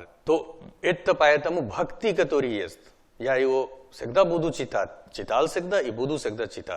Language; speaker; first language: Russian; non-native, learner; Hindi